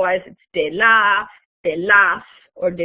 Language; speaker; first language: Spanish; non-native, fluent; English